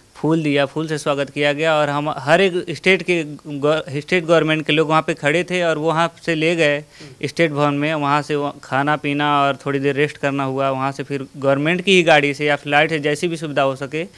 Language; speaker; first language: Hindi; native; Hindi